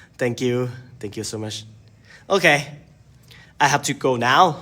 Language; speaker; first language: English; non-native, learner; Thai